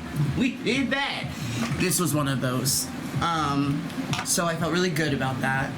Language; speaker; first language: English; native; English